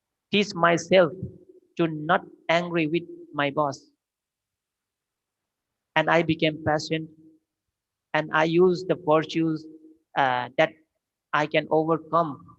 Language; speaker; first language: English; non-native, fluent; Thai